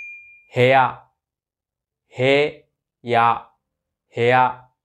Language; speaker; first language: Japanese; non-native, fluent; Hindi